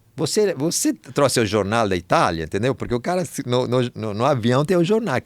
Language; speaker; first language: Portuguese; non-native, fluent; Italian